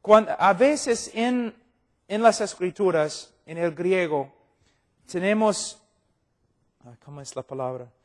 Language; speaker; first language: Spanish; non-native, fluent; English